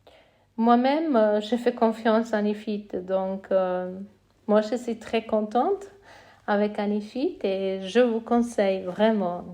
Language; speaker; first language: French; non-native, fluent; Italian